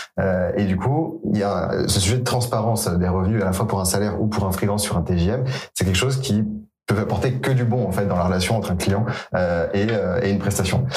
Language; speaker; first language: French; native; French